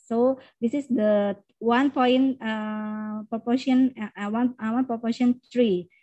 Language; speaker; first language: English; non-native, learner; Indonesian